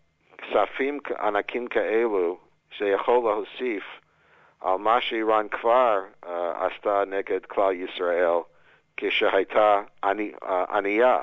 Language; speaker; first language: Hebrew; non-native, fluent; English